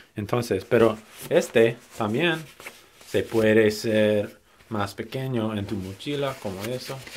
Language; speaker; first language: Spanish; non-native, learner; English